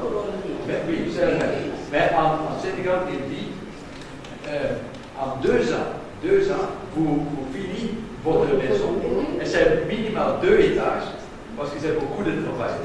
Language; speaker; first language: French; non-native, learner; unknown